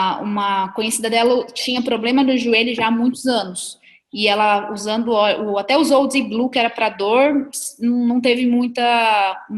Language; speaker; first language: Portuguese; native; Portuguese